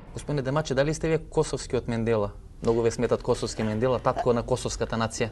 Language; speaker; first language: Macedonian; native; Macedonian